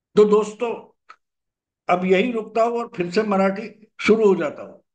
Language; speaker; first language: Hindi; non-native, local second language; Marathi